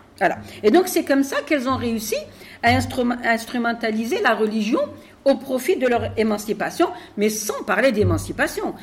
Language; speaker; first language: French; non-native, local second language; Arabic